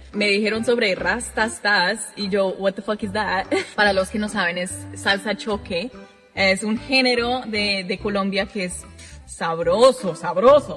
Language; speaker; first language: Spanish; non-native, fluent; English